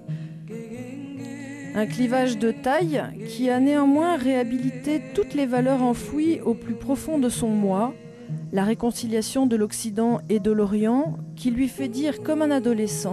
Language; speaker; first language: French; native; French